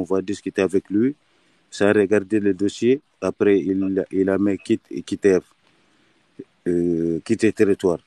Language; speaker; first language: French; non-native, learner; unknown